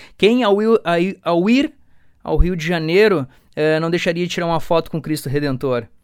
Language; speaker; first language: Portuguese; native; Portuguese